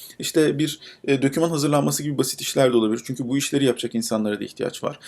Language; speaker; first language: Turkish; native; Turkish